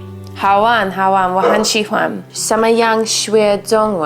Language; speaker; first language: Chinese; early bilingual, heritage; English